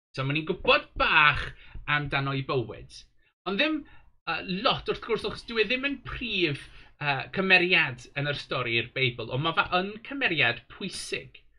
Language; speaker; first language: Welsh; non-native, local second language; English